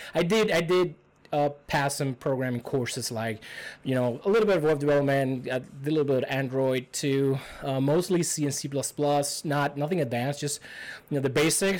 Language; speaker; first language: English; non-native, fluent; Spanish